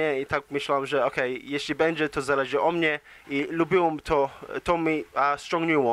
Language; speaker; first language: Polish; early bilingual, heritage; English